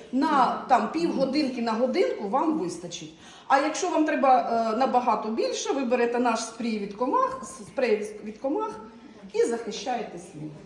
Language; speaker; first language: Ukrainian; non-native, local second language; Russian